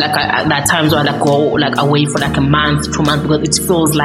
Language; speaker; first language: English; non-native, local second language; Xhosa